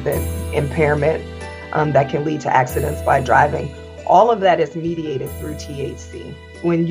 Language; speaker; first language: English; native; English